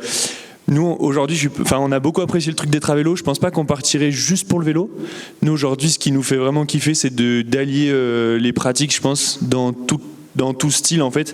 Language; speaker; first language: French; native; French